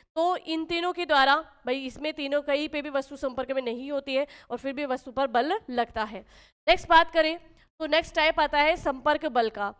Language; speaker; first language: Hindi; native; Hindi